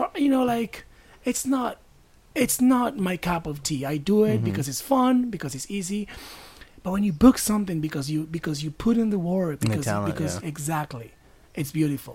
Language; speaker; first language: English; non-native, fluent; Spanish